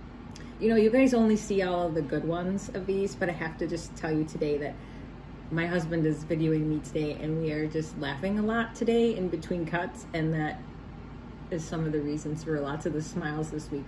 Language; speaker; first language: English; native; English